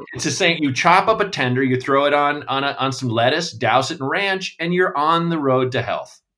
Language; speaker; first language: English; native; English